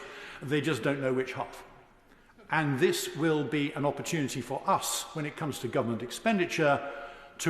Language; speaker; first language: English; native; English